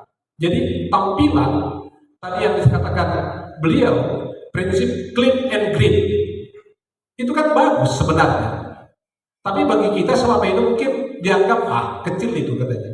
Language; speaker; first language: Indonesian; native; Indonesian